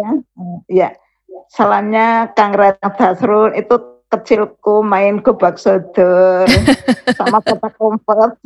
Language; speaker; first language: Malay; non-native, local second language; Javanese